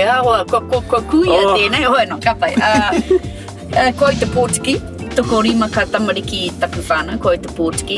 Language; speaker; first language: Māori; non-native, local second language; English